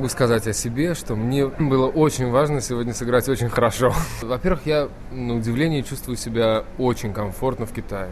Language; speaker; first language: Russian; native; Russian